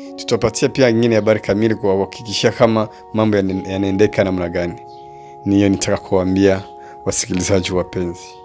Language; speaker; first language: Swahili; native; Swahili